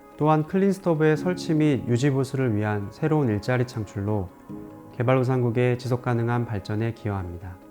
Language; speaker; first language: Korean; native; Korean